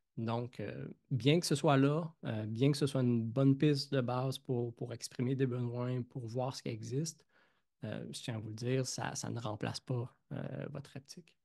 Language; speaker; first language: French; native; French